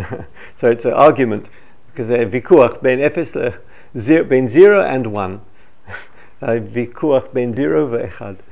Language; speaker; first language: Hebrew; non-native, fluent; English